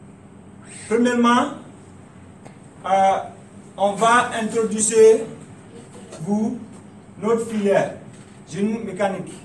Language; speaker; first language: French; non-native, learner; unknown